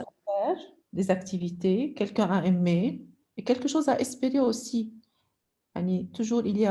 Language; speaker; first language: French; non-native, local second language; Arabic